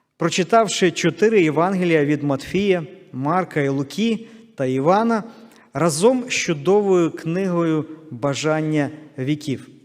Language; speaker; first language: Ukrainian; non-native, local second language; Russian